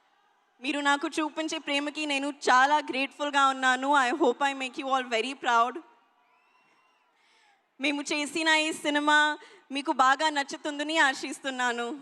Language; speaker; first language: Telugu; non-native, learner; Hindi